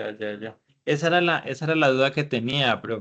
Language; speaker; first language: Spanish; native; Spanish